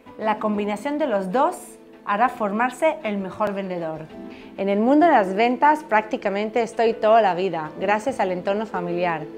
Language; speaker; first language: Spanish; non-native, fluent; Hebrew